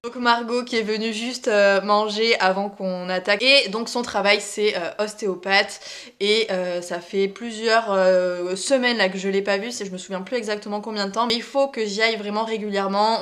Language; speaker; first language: French; native; French